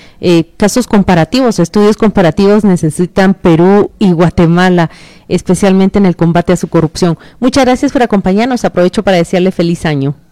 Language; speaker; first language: Spanish; native; Spanish